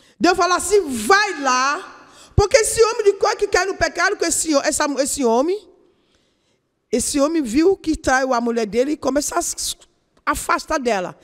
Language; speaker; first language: Portuguese; non-native, learner; Yoruba